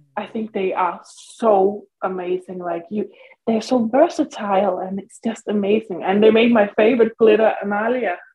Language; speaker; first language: English; non-native, fluent; Danish